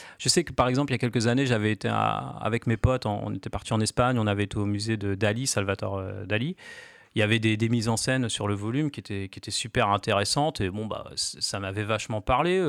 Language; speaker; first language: French; native; French